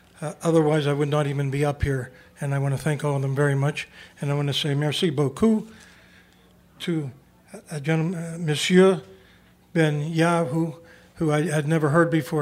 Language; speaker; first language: English; native; English